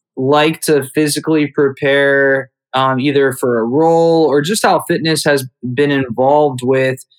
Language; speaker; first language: English; native; English